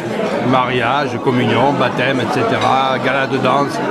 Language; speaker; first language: French; native; French